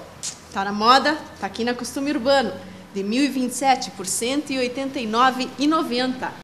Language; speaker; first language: Portuguese; native; Portuguese